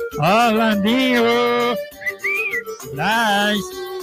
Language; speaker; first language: Portuguese; native; Portuguese